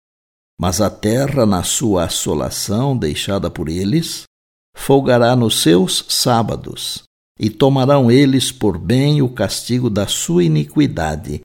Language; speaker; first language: Portuguese; native; Portuguese